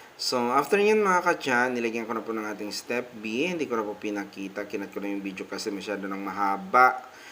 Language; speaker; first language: Filipino; native; Filipino